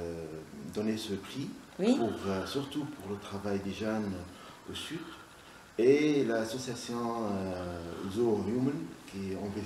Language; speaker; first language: French; non-native, local second language; Arabic